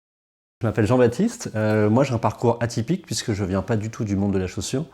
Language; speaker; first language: French; native; French